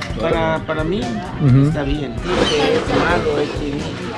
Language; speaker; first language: Spanish; native; Spanish